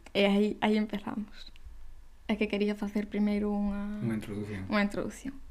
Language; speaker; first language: Galician; non-native, local second language; Spanish